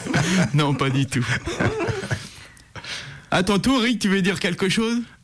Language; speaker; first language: French; native; French